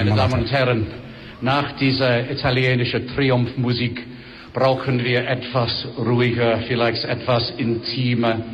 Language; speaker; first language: German; non-native, fluent; English